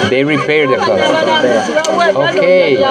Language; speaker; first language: English; non-native, learner; Spanish